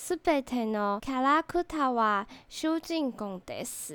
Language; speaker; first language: Japanese; non-native, learner; Chinese